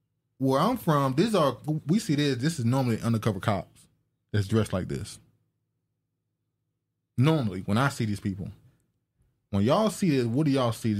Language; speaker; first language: English; native; English